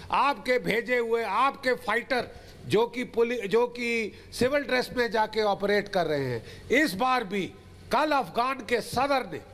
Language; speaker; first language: Hindi; native; Hindi